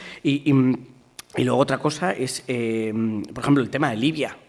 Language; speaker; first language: Spanish; native; Spanish